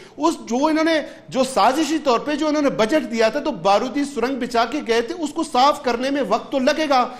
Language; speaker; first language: Urdu; non-native, local second language; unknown